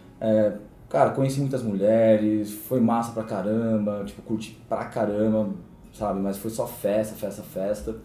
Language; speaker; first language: Portuguese; early bilingual, other home language; Korean